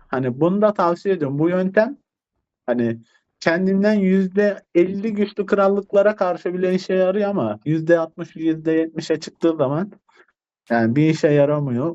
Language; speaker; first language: Turkish; native; Turkish